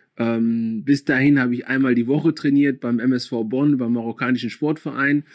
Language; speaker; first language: German; early bilingual, other home language; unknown